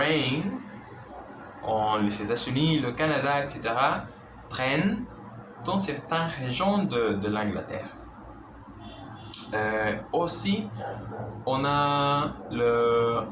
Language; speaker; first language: French; non-native, learner; Spanish